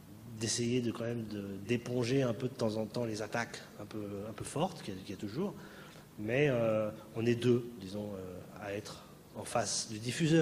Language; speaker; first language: French; native; French